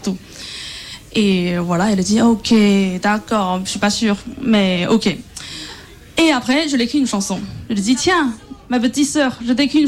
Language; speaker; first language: French; non-native, fluent; Chinese